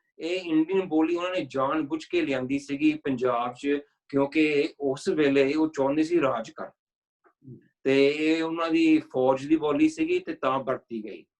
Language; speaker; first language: Punjabi; early bilingual, heritage; Punjabi